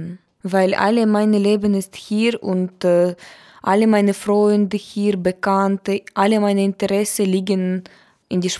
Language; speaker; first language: German; non-native, learner; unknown